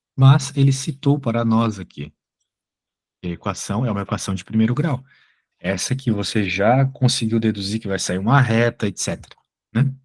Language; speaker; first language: Portuguese; native; Portuguese